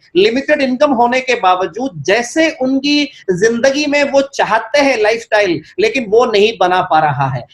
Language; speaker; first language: Hindi; non-native, local second language; Malayalam